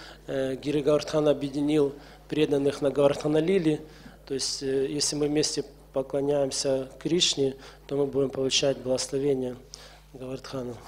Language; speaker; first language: Russian; native; Russian